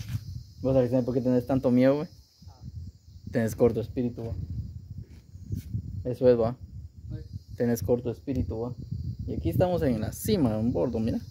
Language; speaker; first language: Spanish; native; Spanish